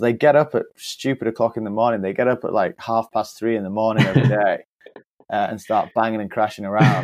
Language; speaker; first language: English; native; English